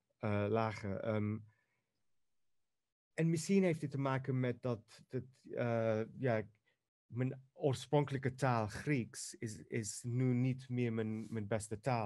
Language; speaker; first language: Dutch; non-native, fluent; Greek